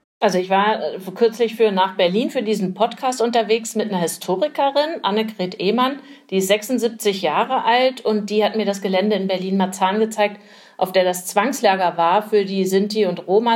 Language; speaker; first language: German; native; German